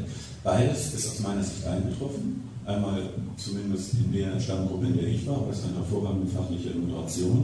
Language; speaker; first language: German; native; German